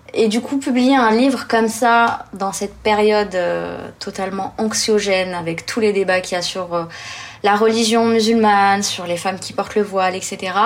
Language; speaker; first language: French; early bilingual, other home language; Arabic